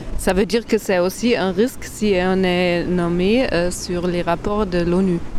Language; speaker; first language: French; non-native, fluent; German